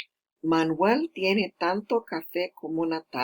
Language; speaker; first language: Spanish; non-native, fluent; English